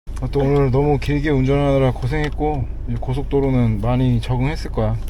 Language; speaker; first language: Korean; native; Korean